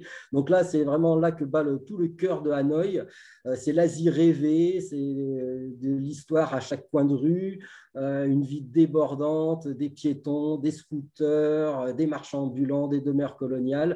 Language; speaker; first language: French; native; French